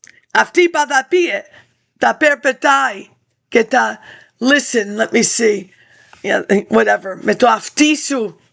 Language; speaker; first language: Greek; early bilingual, heritage; English